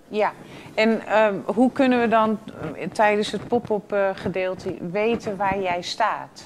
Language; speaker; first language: Dutch; native; Dutch